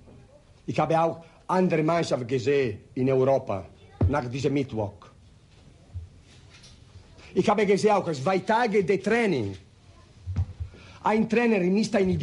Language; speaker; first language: German; non-native, learner; Italian